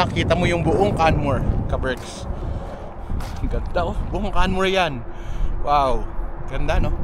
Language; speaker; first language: Filipino; native; Filipino